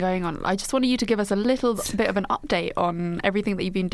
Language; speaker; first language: English; native; English